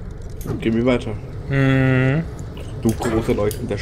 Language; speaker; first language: German; native; German